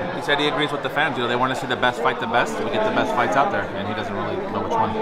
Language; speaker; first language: English; early bilingual, other home language; Spanish